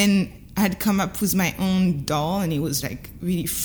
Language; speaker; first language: English; non-native, fluent; French